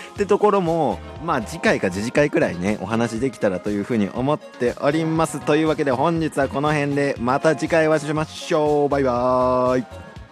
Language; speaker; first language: Japanese; native; Japanese